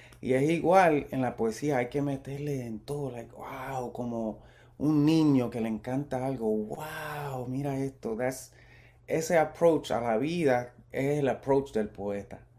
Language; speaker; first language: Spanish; early bilingual, heritage; Spanish